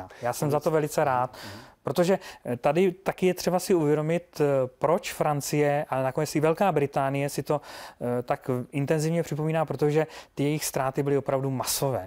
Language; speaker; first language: Czech; native; Czech